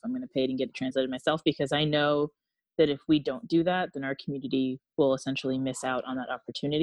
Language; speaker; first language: English; native; English